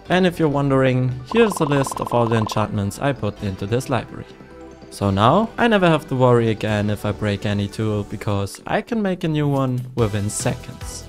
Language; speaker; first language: English; non-native, fluent; German